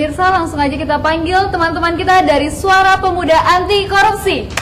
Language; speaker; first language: Indonesian; native; Indonesian